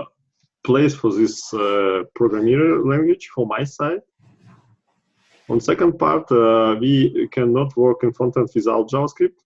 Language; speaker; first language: English; non-native, learner; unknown